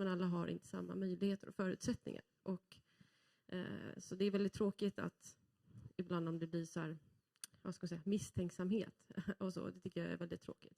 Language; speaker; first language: Swedish; native; Swedish